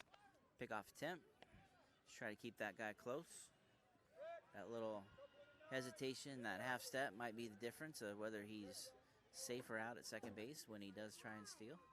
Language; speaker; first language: English; native; English